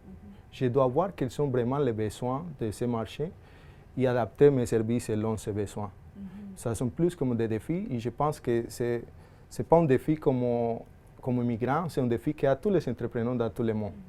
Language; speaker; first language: French; non-native, fluent; Spanish